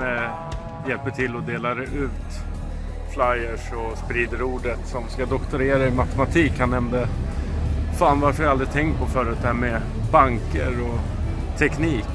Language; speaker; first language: Swedish; native; Swedish